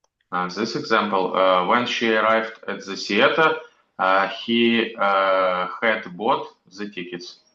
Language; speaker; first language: English; non-native, learner; Russian